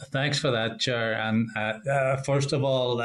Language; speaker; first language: English; native; English